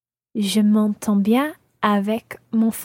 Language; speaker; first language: French; non-native, learner; English